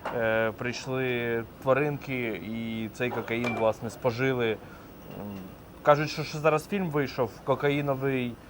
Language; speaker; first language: Ukrainian; native; Ukrainian